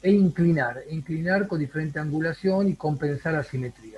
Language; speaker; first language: Spanish; native; Spanish